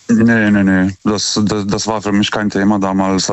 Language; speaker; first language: German; native; German